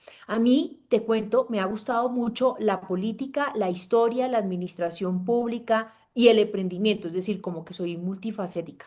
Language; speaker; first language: Spanish; native; Spanish